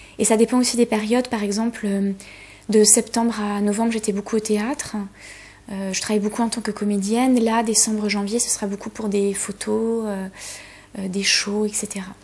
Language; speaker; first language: French; early bilingual, other home language; Polish